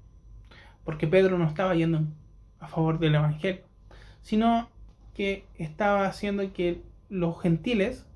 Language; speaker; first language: Spanish; native; Spanish